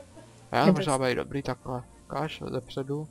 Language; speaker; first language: Czech; native; Czech